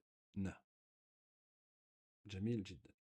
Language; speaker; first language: Arabic; non-native, fluent; French